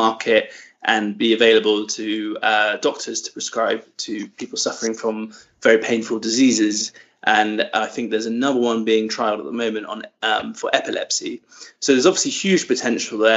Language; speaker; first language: English; native; English